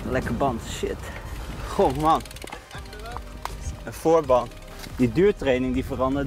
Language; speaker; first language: Dutch; native; Dutch